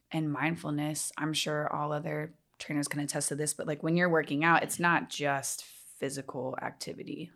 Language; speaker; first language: English; native; English